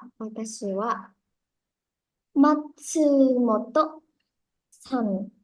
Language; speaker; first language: Japanese; non-native, learner; Indonesian